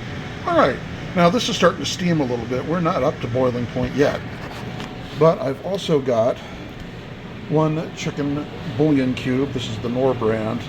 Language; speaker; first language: English; native; English